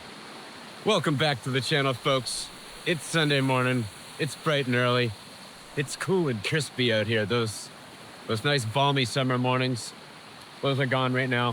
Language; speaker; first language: English; native; English